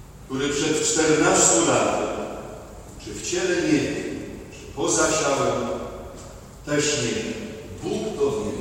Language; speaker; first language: Polish; native; Polish